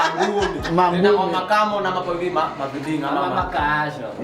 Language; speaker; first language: Swahili; native; Swahili